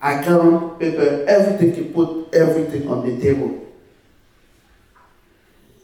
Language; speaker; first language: English; non-native, learner; French